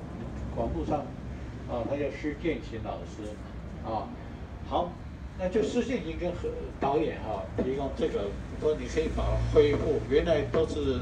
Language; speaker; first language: Chinese; native; Chinese